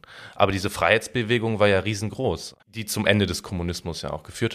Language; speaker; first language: German; native; German